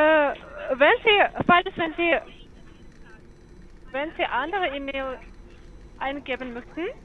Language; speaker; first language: German; non-native, learner; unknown